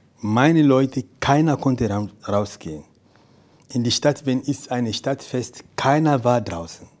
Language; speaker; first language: German; non-native, fluent; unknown